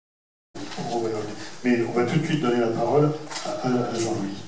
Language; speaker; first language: French; native; French